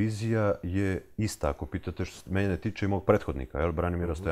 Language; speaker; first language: Serbian; native; Serbian